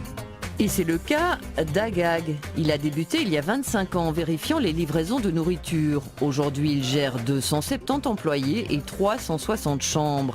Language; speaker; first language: French; native; French